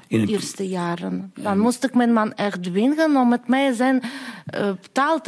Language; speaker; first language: Dutch; non-native, fluent; Russian